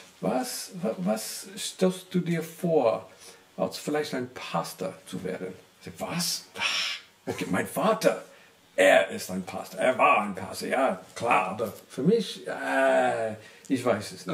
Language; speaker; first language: German; non-native, learner; English